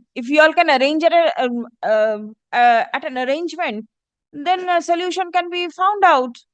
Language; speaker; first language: English; non-native, local second language; Bangla